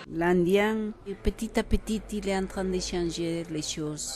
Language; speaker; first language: French; non-native, fluent; Quechua